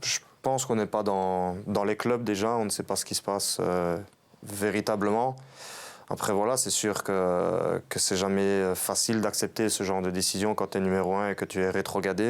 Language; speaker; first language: French; native; French